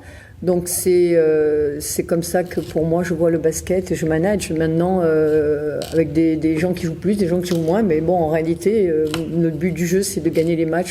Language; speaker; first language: French; native; French